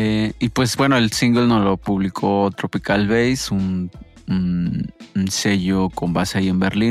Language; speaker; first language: Spanish; native; Spanish